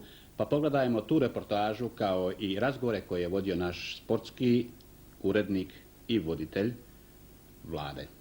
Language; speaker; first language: Croatian; native; Croatian